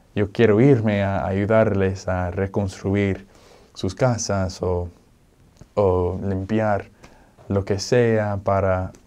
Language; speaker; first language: Spanish; non-native, fluent; English